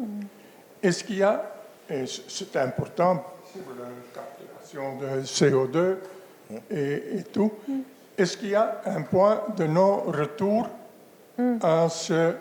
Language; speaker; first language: French; non-native, fluent; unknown